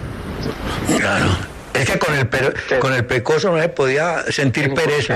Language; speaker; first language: Spanish; native; Spanish